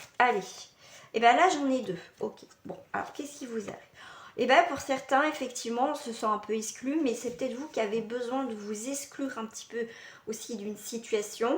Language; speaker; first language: French; native; French